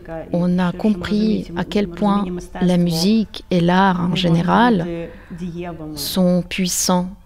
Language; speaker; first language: French; non-native, fluent; Ukrainian